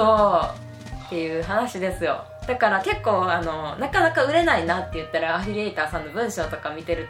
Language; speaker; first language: Japanese; native; Japanese